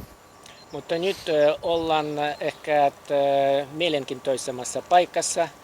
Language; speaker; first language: Finnish; non-native, fluent; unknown